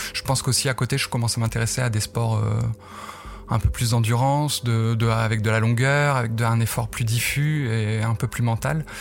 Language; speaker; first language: French; native; French